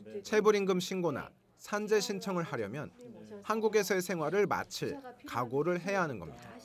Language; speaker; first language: Korean; native; Korean